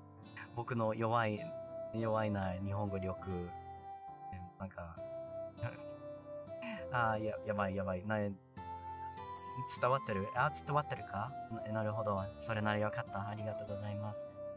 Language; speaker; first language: Japanese; non-native, learner; English